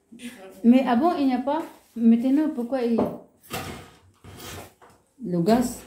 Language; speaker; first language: French; non-native, learner; Filipino